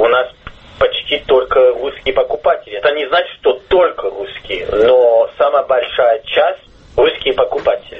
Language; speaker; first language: Russian; early bilingual, heritage; English